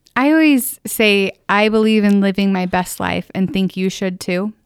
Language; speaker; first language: English; native; English